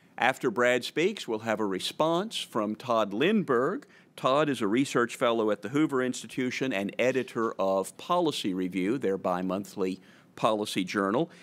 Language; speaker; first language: English; native; English